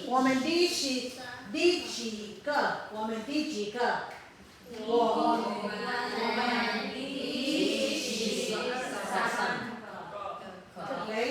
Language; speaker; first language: Chinese; non-native, fluent; Filipino